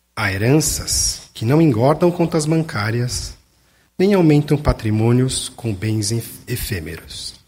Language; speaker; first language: Portuguese; native; Portuguese